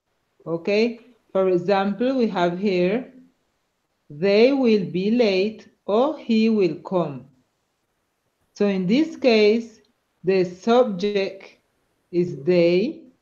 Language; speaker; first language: English; non-native, learner; Spanish